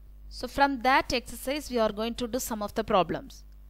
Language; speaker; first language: English; non-native, local second language; Tamil